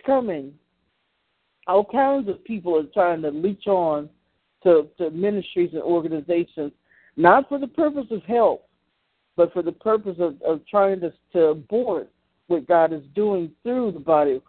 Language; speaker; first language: English; native; English